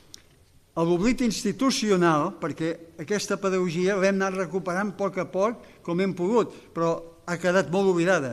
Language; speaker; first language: Catalan; native; Catalan